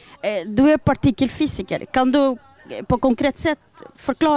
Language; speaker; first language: Swedish; native; Swedish